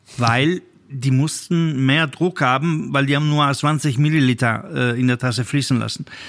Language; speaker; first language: German; non-native, fluent; Italian